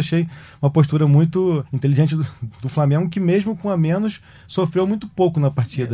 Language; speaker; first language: Portuguese; native; Portuguese